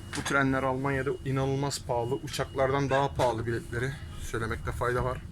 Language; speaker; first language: Turkish; early bilingual, heritage; Turkish